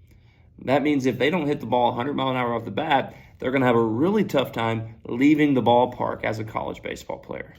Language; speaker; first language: English; native; English